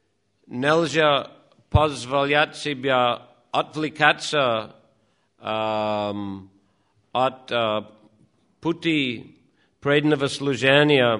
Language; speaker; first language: Russian; non-native, fluent; English